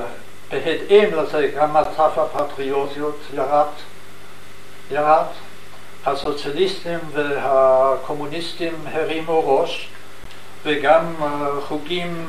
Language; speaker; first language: Hebrew; non-native, fluent; German